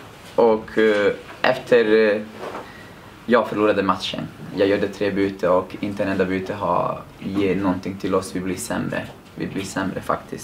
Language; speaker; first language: Swedish; non-native, fluent; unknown